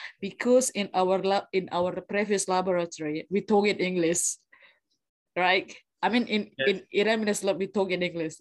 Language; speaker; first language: English; non-native, fluent; Indonesian